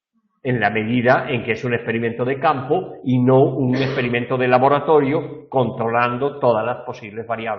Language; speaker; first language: Spanish; native; Spanish